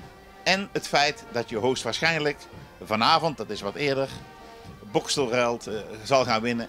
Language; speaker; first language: Dutch; native; Dutch